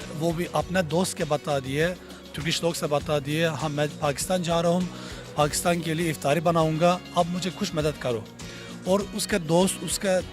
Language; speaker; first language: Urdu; non-native, learner; Turkish